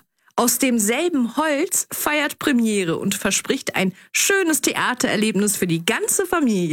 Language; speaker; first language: German; early bilingual, other home language; Turkish